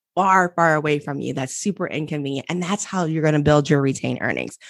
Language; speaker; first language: English; native; English